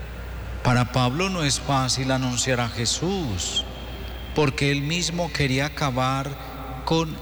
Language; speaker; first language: Spanish; native; Spanish